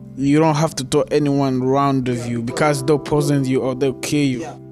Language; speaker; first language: English; non-native, local second language; Kinyarwanda